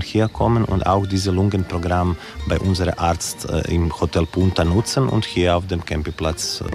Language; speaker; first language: German; non-native, learner; Croatian